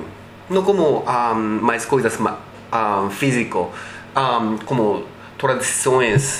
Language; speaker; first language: Portuguese; non-native, learner; Japanese